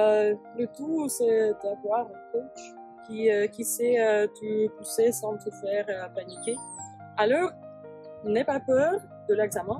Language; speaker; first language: French; non-native, fluent; English